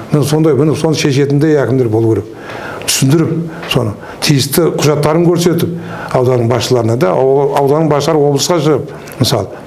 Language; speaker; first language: Kazakh; native; Kazakh